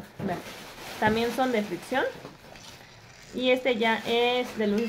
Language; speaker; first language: Spanish; native; Spanish